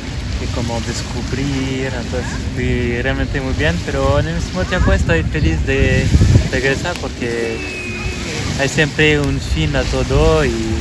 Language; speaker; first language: Spanish; non-native, fluent; French